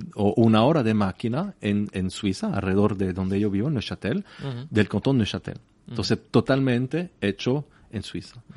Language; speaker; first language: Spanish; non-native, fluent; French